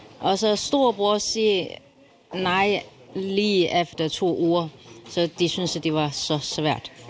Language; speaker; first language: Danish; non-native, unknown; Chinese